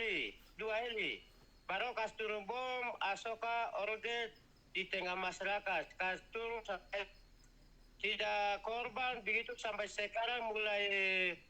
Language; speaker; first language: Indonesian; non-native, local second language; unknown